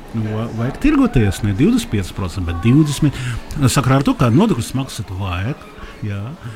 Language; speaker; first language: Latvian; non-native, local second language; Russian